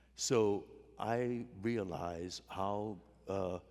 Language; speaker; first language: English; native; English